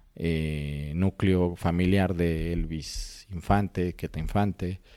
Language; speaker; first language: Spanish; native; Spanish